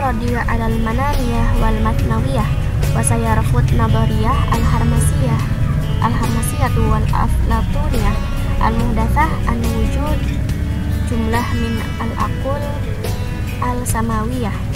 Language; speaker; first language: Arabic; non-native, learner; Indonesian